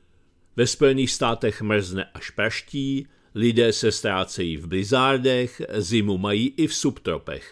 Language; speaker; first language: Czech; native; Czech